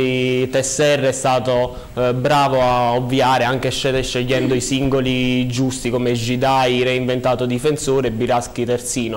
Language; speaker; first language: Italian; native; Italian